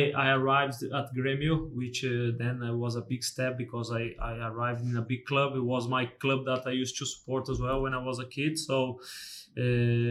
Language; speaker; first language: English; non-native, fluent; Portuguese